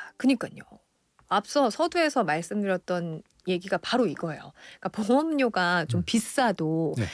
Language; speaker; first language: Korean; native; Korean